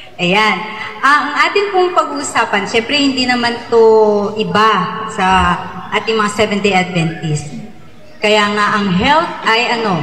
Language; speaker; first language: Filipino; native; Filipino